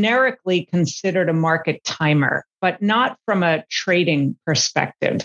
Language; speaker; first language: English; native; English